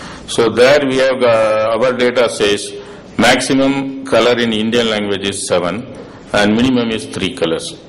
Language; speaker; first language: English; non-native, local second language; Tamil